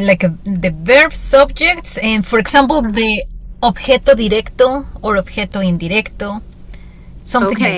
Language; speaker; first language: English; non-native, fluent; Spanish